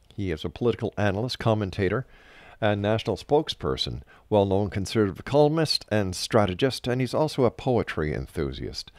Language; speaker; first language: English; native; English